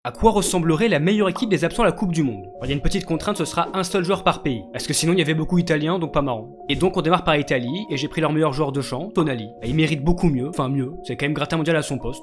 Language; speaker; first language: French; native; French